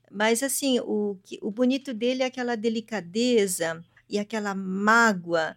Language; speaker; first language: Portuguese; early bilingual, other home language; Korean